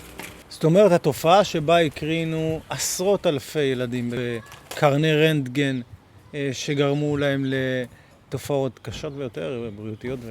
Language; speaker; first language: Hebrew; native; Hebrew